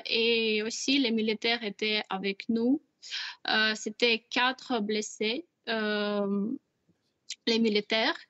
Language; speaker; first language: French; non-native, fluent; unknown